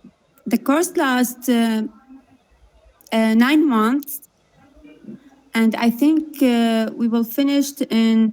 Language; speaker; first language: English; non-native, learner; Arabic